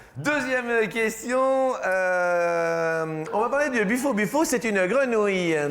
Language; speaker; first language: French; native; French